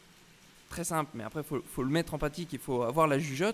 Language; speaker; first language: French; native; French